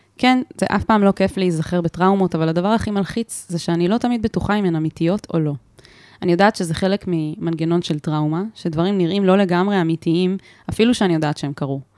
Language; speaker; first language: Hebrew; native; Hebrew